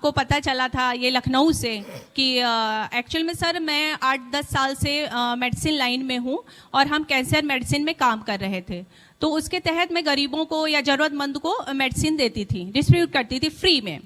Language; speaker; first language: Hindi; native; Hindi